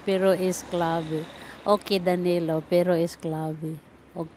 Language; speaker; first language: Spanish; non-native, learner; Filipino